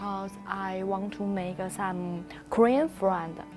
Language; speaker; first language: English; non-native, learner; Chinese